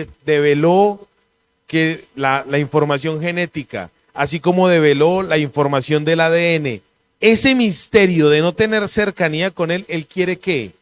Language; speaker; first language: Spanish; native; Spanish